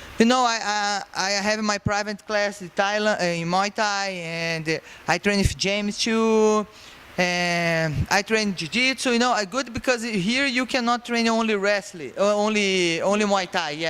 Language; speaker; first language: English; non-native, learner; Portuguese